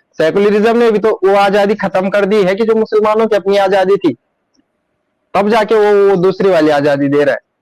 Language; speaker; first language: Urdu; native; Urdu